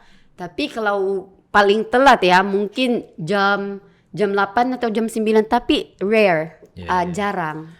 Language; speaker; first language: Indonesian; non-native, learner; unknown